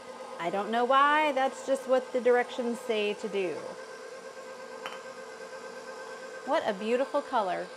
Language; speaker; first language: English; native; English